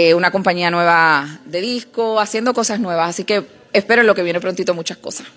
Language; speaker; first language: Spanish; native; Spanish